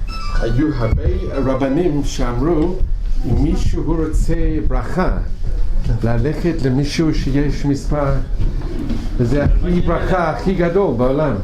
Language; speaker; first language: Hebrew; non-native, learner; English